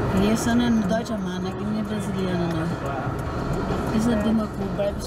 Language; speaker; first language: German; non-native, learner; Portuguese